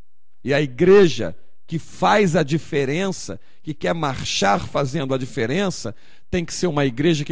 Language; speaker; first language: Portuguese; native; Portuguese